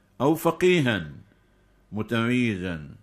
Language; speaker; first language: Arabic; native; Arabic